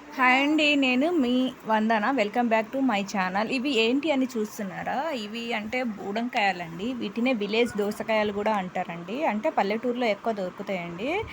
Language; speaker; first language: Telugu; non-native, local second language; Lambadi